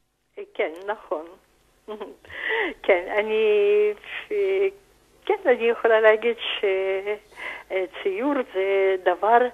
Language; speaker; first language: Hebrew; non-native, fluent; Russian